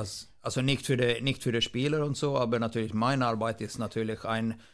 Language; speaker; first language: German; non-native, fluent; Swedish